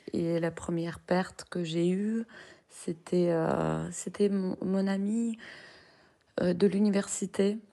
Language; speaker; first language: French; non-native, fluent; Russian